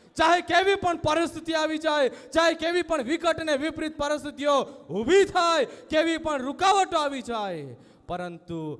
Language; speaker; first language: Gujarati; native; Gujarati